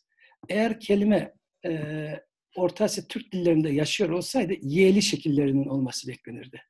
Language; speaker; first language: Turkish; native; Turkish